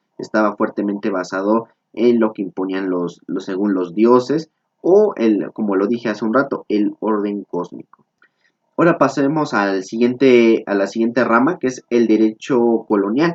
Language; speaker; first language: Spanish; native; Spanish